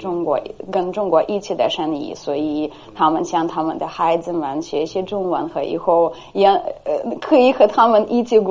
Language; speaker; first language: Chinese; non-native, fluent; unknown